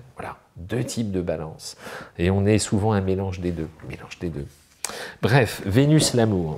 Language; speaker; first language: French; native; French